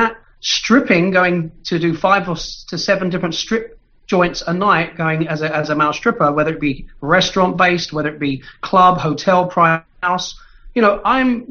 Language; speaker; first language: English; native; English